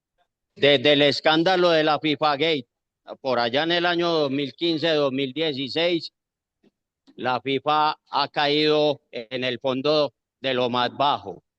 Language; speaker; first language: Spanish; native; Spanish